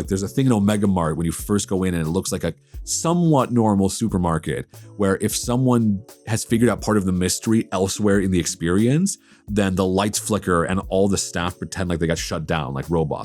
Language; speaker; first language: English; native; English